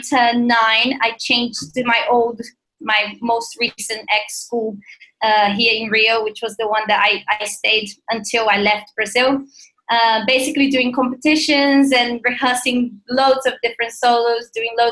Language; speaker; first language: English; non-native, fluent; Portuguese